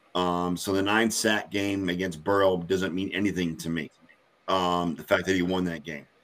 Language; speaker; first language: English; native; English